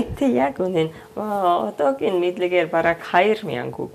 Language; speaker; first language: Mongolian; non-native, fluent; Hungarian